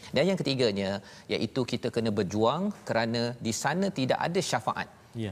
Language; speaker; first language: Malay; native; Malay